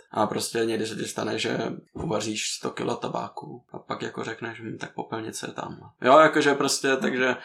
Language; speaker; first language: Czech; native; Czech